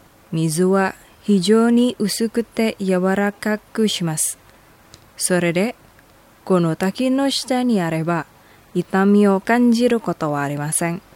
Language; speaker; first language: Japanese; non-native, fluent; Indonesian